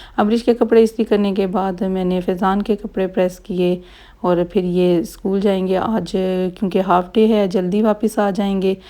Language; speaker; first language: Urdu; native; Urdu